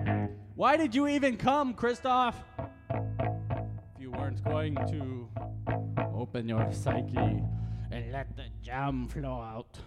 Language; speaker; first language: English; native; English